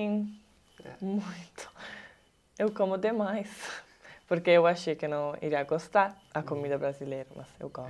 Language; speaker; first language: Portuguese; non-native, learner; Italian